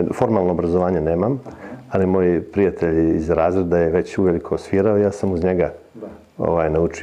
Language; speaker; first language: Serbian; native; Serbian